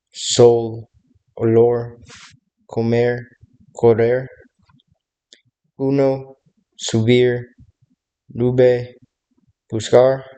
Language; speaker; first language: Spanish; non-native, learner; English